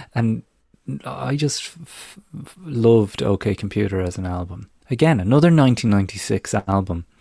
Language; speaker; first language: English; native; English